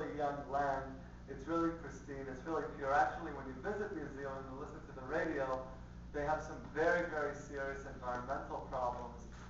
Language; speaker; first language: English; early bilingual, other home language; Spanish